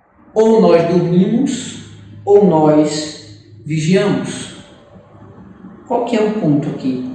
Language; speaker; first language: Portuguese; native; Portuguese